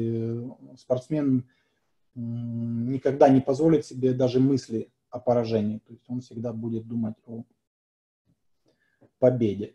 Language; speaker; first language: Russian; native; Russian